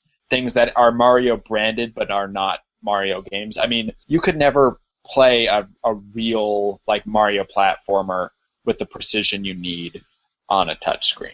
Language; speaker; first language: English; native; English